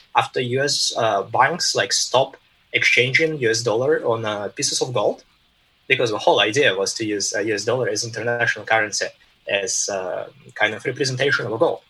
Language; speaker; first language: English; non-native, fluent; Russian